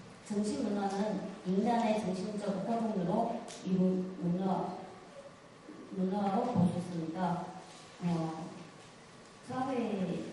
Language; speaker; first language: Korean; non-native, fluent; Chinese